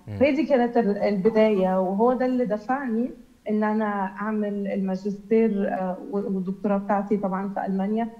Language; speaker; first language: Egyptian Arabic; native; Egyptian Arabic